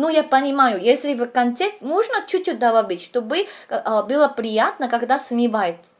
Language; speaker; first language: Russian; non-native, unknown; Korean